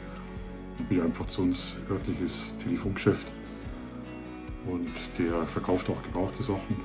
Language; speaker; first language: German; native; German